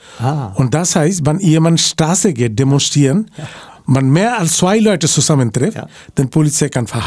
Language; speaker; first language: German; non-native, learner; Bangla